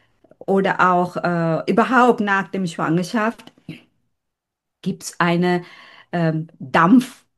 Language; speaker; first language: German; non-native, learner; Sinhala